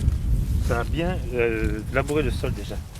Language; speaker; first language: French; native; French